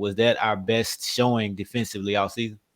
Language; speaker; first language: English; native; English